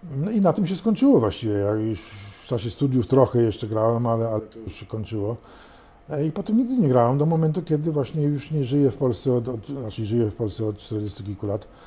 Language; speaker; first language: Polish; early bilingual, heritage; Polish